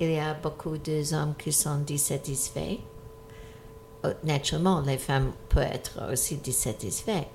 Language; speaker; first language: French; non-native, fluent; English